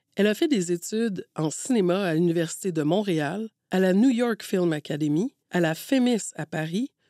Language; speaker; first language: French; native; French